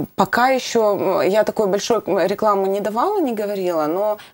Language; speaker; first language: Russian; native; Russian